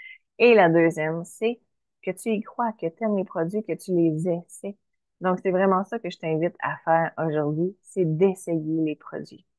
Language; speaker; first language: French; native; French